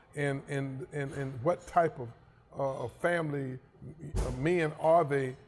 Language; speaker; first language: English; native; English